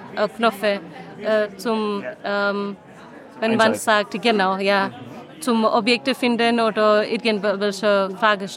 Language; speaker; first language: German; non-native, learner; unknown